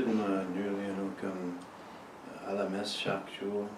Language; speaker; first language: French; early bilingual, heritage; French